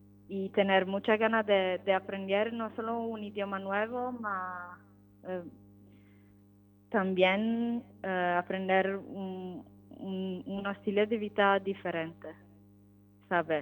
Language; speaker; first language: Spanish; non-native, learner; Italian